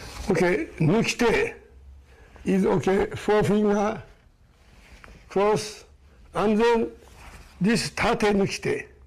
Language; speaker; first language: English; non-native, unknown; Japanese